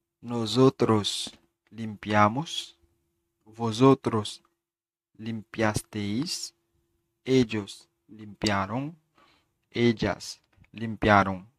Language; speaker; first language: Spanish; non-native, fluent; Haitian Creole